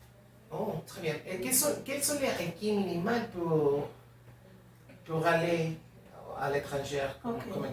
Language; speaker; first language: French; non-native, learner; Spanish